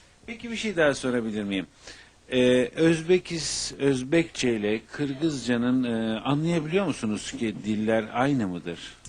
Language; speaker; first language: Turkish; native; Turkish